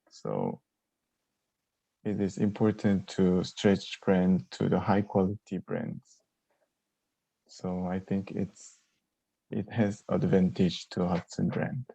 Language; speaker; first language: English; non-native, learner; Korean